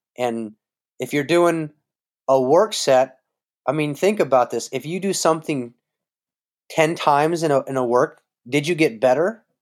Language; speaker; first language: English; native; English